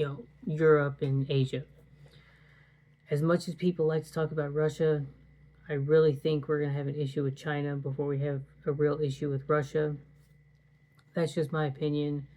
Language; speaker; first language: English; native; English